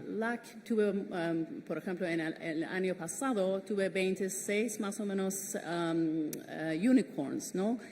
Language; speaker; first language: Spanish; non-native, fluent; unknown